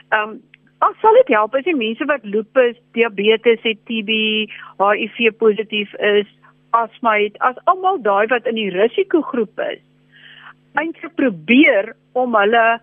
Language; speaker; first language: Afrikaans; native; Afrikaans